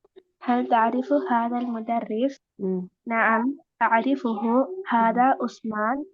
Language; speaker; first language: Arabic; non-native, learner; Tamil